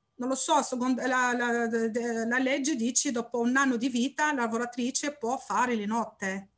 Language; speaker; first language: Italian; non-native, learner; Arabic